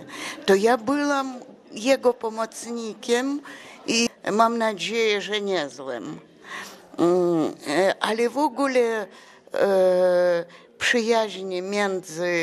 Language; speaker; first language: Polish; non-native, fluent; Russian